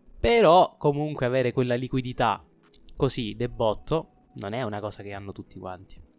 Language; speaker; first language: Italian; native; Italian